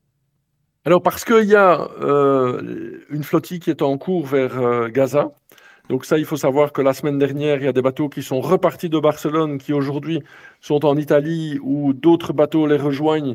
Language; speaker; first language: French; native; French